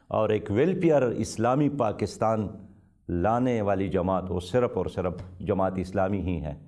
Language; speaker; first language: Urdu; non-native, local second language; Pashto